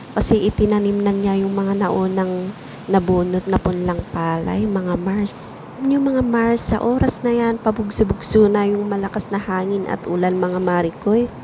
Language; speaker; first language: Filipino; non-native, local second language; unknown